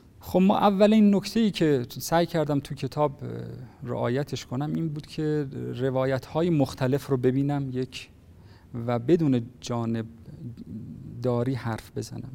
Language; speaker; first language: Persian; native; Persian